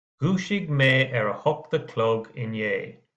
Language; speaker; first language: Irish; non-native, local second language; English